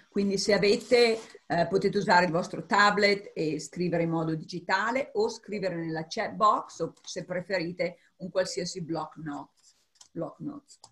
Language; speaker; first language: Italian; early bilingual, heritage; Italian